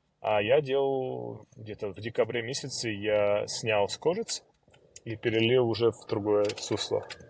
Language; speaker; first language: Russian; early bilingual, other home language; Georgian